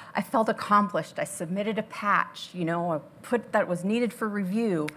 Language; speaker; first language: English; native; English